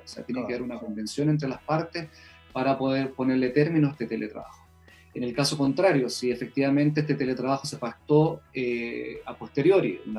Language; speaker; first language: Spanish; native; Spanish